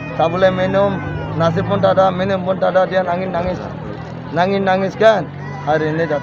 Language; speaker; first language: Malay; non-native, learner; Rohingya